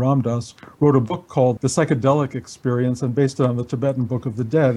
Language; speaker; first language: English; native; English